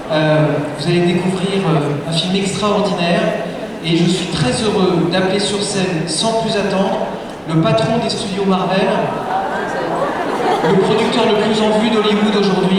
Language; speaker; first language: French; native; French